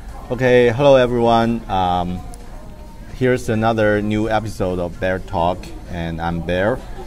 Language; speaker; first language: English; non-native, fluent; Chinese